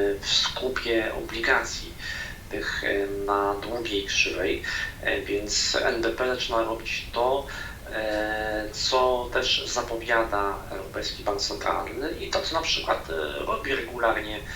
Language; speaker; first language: Polish; native; Polish